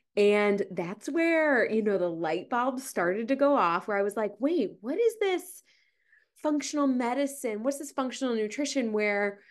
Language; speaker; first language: English; native; English